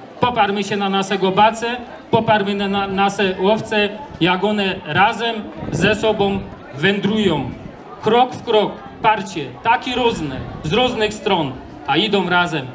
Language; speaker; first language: Polish; native; Polish